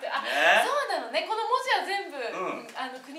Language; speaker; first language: Japanese; native; Japanese